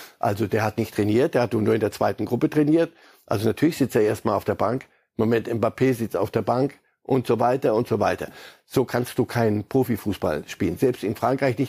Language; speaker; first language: German; native; German